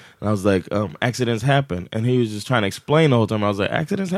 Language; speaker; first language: English; native; English